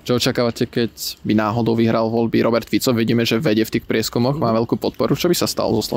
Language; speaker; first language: Slovak; native; Slovak